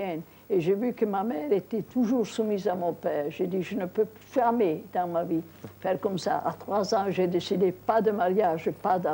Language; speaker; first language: French; non-native, fluent; Italian